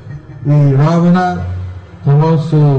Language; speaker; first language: Spanish; non-native, learner; Bangla